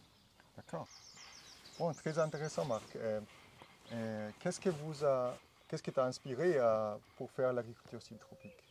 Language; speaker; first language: French; non-native, fluent; German